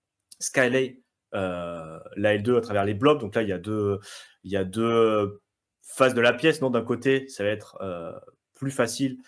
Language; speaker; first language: French; native; French